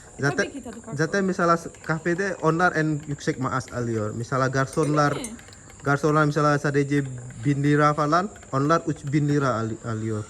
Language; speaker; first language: Turkish; non-native, learner; Indonesian